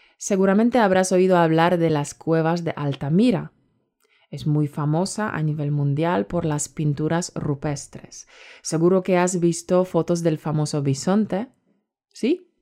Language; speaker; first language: Spanish; native; Spanish